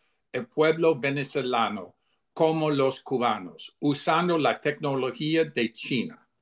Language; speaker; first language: Spanish; non-native, fluent; English